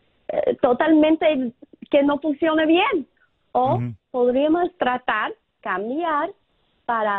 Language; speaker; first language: Spanish; non-native, fluent; English